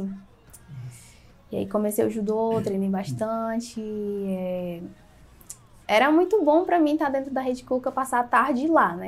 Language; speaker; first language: Portuguese; native; Portuguese